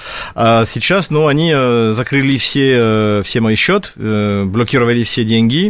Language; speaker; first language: Russian; non-native, fluent; French